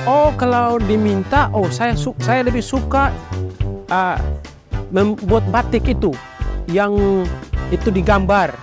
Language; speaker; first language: Indonesian; non-native, fluent; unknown